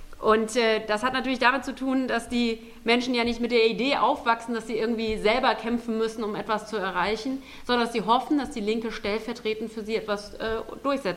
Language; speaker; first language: German; native; German